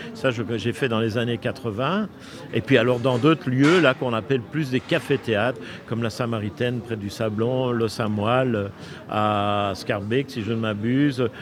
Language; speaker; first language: French; native; French